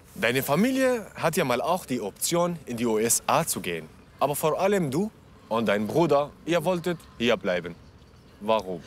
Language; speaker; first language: German; non-native, fluent; Arabic